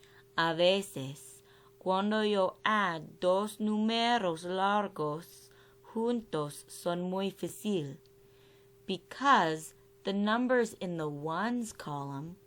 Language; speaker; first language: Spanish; non-native, learner; English